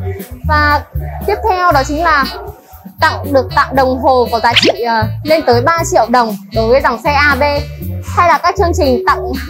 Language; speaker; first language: Vietnamese; native; Vietnamese